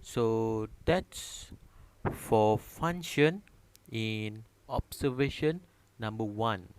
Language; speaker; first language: English; non-native, local second language; Malay